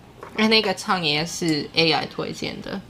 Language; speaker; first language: Chinese; non-native, learner; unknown